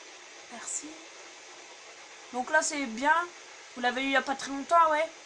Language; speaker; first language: French; native; French